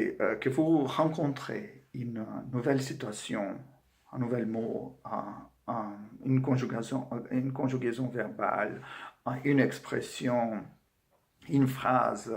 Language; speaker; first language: French; non-native, fluent; Portuguese